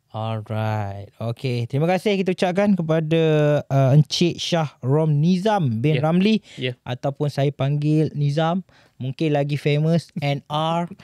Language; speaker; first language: Malay; native; Malay